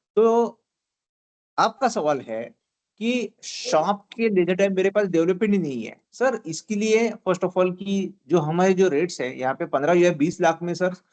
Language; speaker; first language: Hindi; non-native, local second language; Marathi